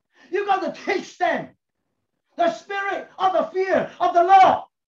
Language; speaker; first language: English; non-native, local second language; Chinese